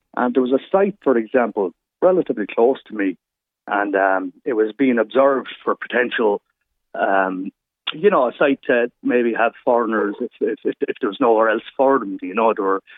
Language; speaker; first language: English; native; English